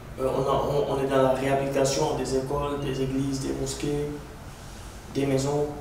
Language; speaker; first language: French; non-native, local second language; Arabic